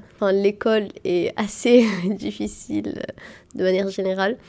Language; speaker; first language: French; early bilingual, other home language; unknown